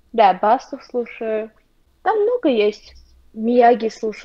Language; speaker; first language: Russian; non-native, learner; Armenian